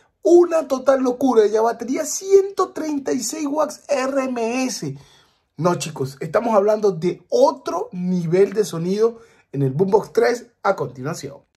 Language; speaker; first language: Spanish; native; Spanish